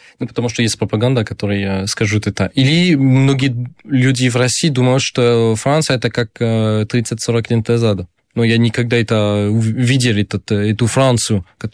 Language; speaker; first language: Russian; non-native, learner; French